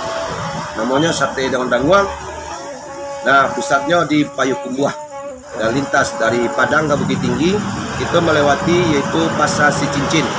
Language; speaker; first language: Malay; non-native, local second language; Minangkabau